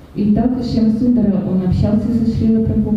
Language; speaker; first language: Russian; native; Russian